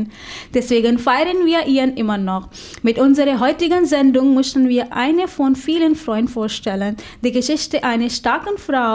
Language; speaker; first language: German; non-native, fluent; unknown